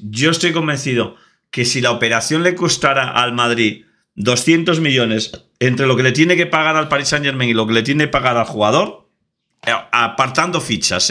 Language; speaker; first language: Spanish; native; Spanish